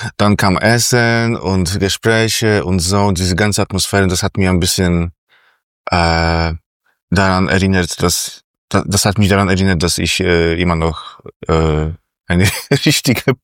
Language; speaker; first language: German; non-native, fluent; Polish